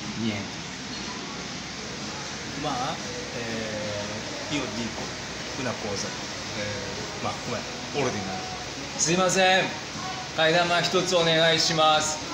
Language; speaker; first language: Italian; non-native, learner; Japanese